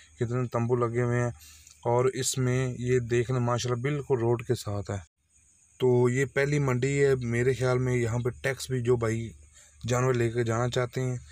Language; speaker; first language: Urdu; non-native, local second language; Punjabi